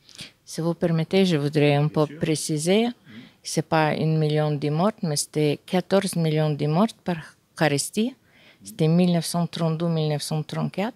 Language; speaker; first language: French; non-native, fluent; Ukrainian